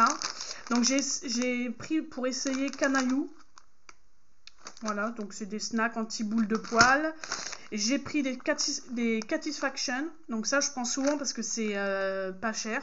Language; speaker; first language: French; native; French